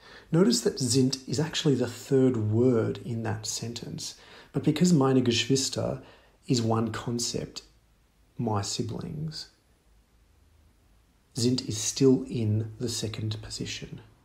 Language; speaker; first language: English; native; English